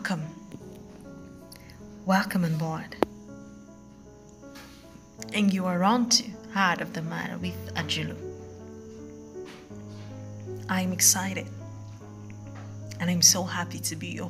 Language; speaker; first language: English; non-native, local second language; Igbo